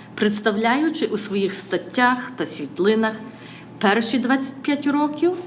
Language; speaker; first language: Ukrainian; early bilingual, other home language; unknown